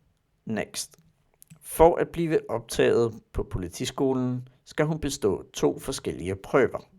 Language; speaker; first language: Danish; non-native, learner; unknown